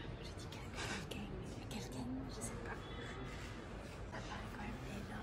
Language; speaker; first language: French; native; French